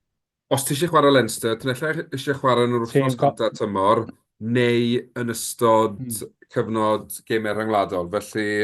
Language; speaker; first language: Welsh; native; Welsh